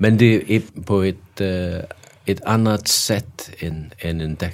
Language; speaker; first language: Swedish; non-native, fluent; Danish